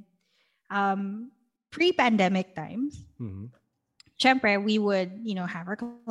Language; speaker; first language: English; non-native, local second language; Filipino